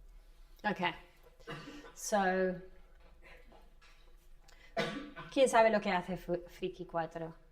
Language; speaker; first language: Spanish; non-native, fluent; English